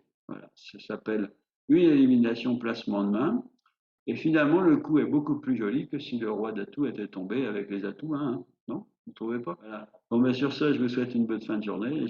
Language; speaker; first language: French; native; French